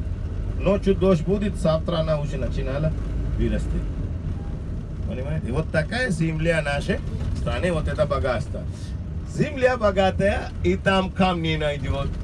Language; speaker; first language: Russian; non-native, learner; Sinhala